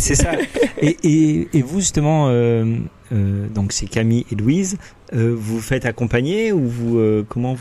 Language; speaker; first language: French; native; French